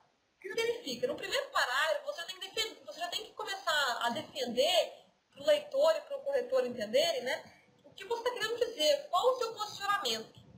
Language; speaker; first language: Portuguese; native; Portuguese